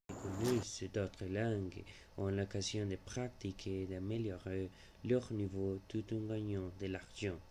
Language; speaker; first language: French; non-native, learner; Spanish